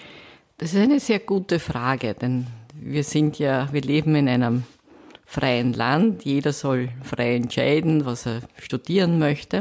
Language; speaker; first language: German; native; German